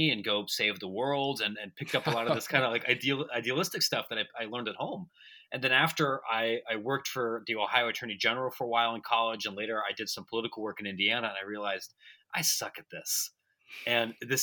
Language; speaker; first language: English; native; English